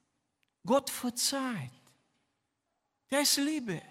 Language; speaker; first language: German; non-native, fluent; Romanian